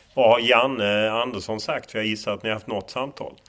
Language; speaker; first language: Swedish; native; Swedish